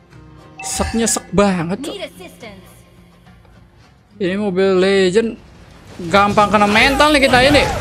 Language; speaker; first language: Indonesian; native; Indonesian